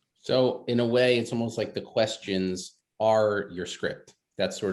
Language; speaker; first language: English; native; English